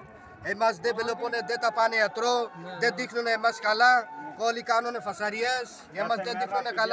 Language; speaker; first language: Greek; non-native, learner; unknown